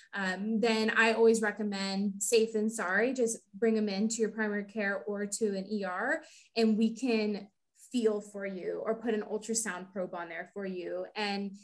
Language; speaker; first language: English; native; English